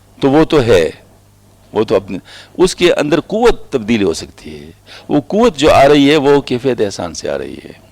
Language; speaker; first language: Urdu; non-native, local second language; Pashto